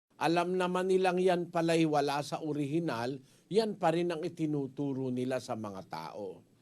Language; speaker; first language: Filipino; native; Filipino